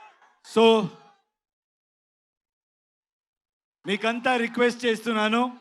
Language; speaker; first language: Telugu; non-native, learner; Kannada